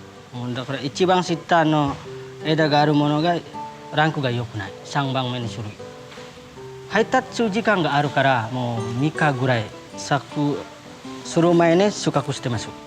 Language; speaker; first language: Japanese; non-native, learner; Indonesian